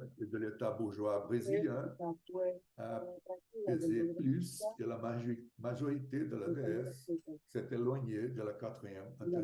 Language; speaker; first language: French; non-native, fluent; Portuguese